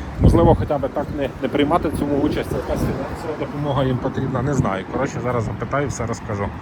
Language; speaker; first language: Ukrainian; non-native, local second language; Russian